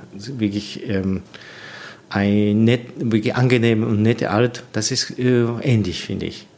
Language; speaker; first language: German; non-native, learner; Japanese